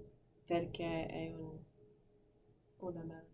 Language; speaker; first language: Italian; non-native, fluent; English